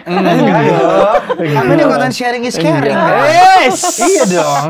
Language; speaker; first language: Indonesian; native; Indonesian